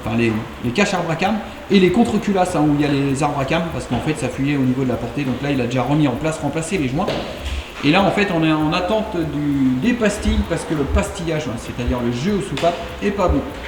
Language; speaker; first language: French; native; French